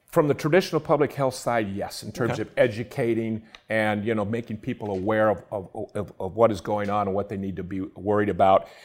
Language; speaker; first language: English; native; English